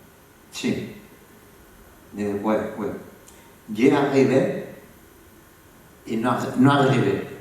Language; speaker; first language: French; non-native, learner; Spanish